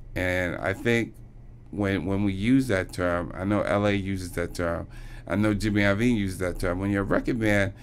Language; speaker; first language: English; native; English